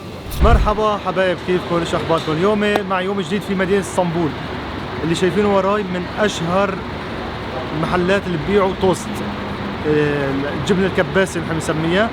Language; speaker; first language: Arabic; native; Arabic